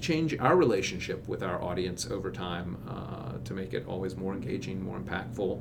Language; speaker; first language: English; native; English